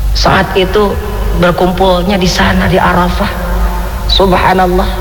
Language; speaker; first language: Indonesian; non-native, local second language; Sundanese